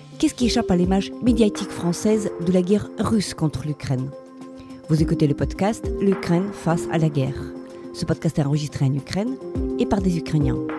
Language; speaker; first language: French; non-native, fluent; Ukrainian